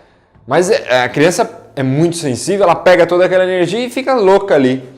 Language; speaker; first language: Portuguese; native; Portuguese